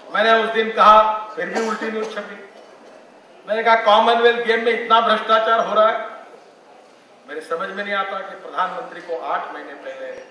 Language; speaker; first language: Hindi; non-native, local second language; Marathi